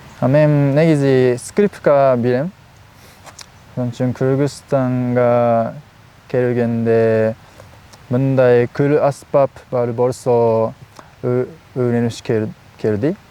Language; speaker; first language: Kyrgyz; non-native, learner; Japanese